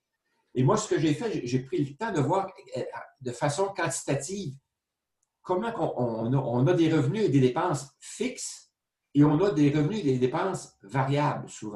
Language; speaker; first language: French; native; French